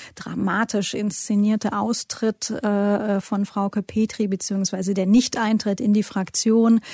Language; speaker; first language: German; native; German